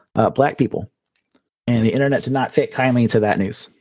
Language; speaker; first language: English; native; English